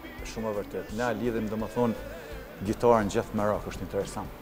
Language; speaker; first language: Albanian; native; Albanian